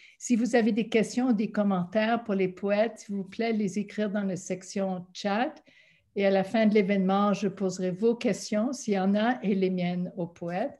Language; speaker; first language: French; non-native, local second language; English